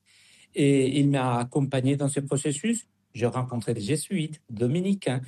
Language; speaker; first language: French; non-native, fluent; Spanish